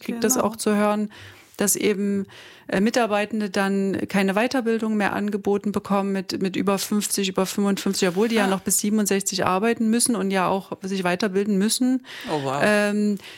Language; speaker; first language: German; native; German